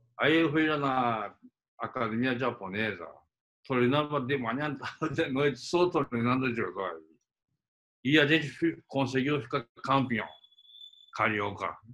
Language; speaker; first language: Portuguese; non-native, fluent; Japanese